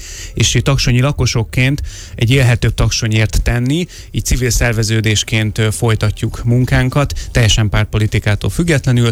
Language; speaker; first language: Hungarian; native; Hungarian